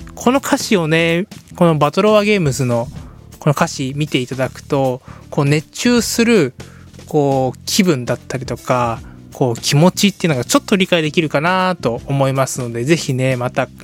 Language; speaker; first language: Japanese; native; Japanese